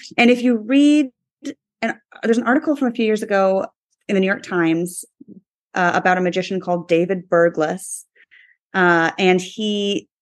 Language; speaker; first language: English; native; English